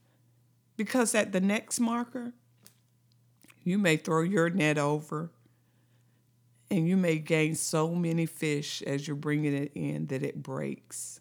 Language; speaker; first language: English; native; English